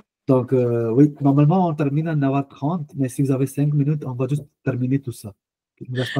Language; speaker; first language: French; non-native, fluent; Hindi